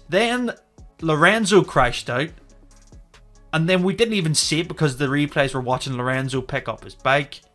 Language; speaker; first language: English; native; English